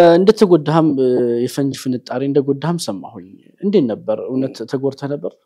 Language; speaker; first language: Amharic; native; Amharic